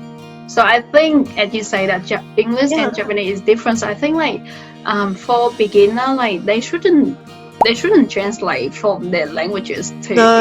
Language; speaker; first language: English; non-native, fluent; Vietnamese